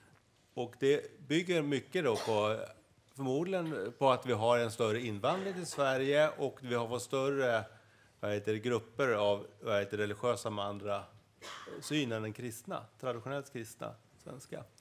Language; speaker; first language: Swedish; native; Swedish